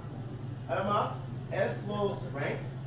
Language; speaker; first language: Spanish; non-native, learner; English